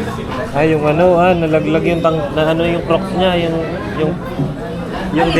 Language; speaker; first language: Filipino; native; Filipino